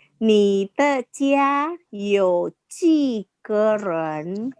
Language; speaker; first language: Chinese; non-native, fluent; Indonesian